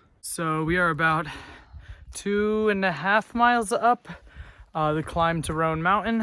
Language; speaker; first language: English; native; English